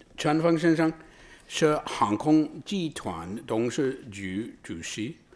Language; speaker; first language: Chinese; non-native, fluent; English